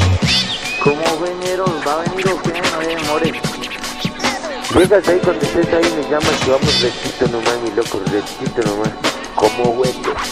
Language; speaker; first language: Spanish; native; Spanish